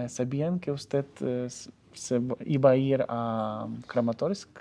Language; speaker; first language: Spanish; non-native, fluent; Ukrainian